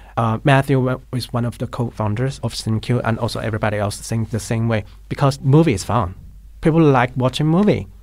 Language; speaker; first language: English; non-native, fluent; Chinese